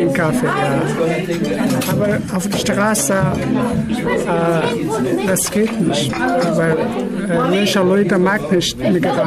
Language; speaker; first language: German; non-native, learner; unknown